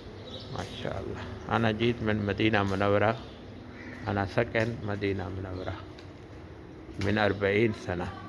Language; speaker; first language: Arabic; non-native, learner; Urdu